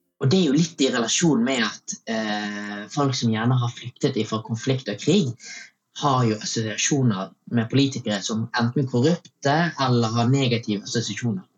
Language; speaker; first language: Norwegian; early bilingual, other home language; Tamil